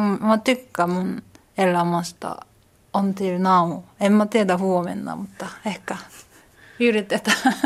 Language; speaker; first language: Finnish; non-native, learner; Korean